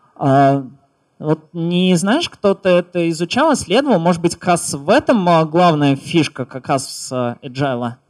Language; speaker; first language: Russian; native; Russian